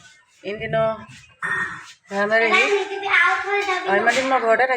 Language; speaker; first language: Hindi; non-native, local second language; Assamese